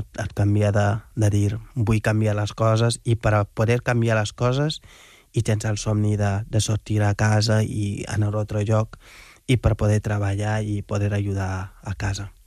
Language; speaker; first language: Catalan; non-native, fluent; Wolof